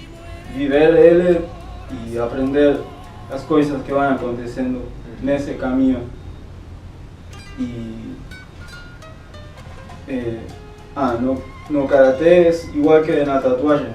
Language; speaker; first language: Portuguese; non-native, fluent; Spanish